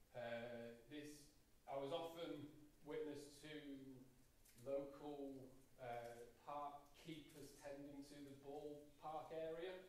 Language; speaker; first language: English; native; English